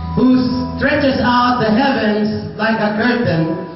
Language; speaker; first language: English; non-native, local second language; Filipino